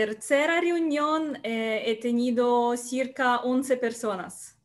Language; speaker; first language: Spanish; non-native, learner; Russian